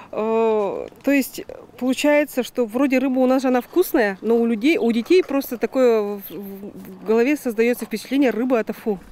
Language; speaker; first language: Russian; native; Russian